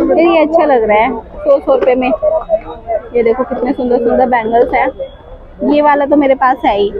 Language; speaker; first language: Hindi; native; Hindi